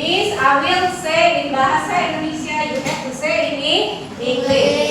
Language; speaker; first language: English; non-native, learner; Indonesian